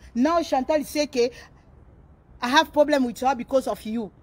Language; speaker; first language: English; non-native, learner; Lingala